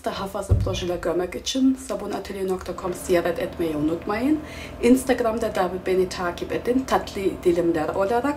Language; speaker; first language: Turkish; non-native, fluent; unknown